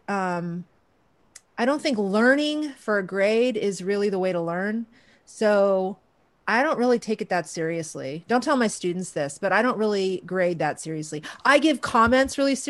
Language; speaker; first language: English; early bilingual, other home language; Persian